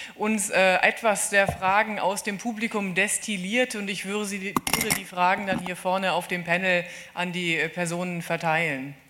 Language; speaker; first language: German; native; German